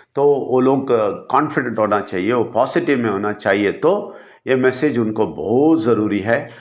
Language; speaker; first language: Hindi; non-native, local second language; Malayalam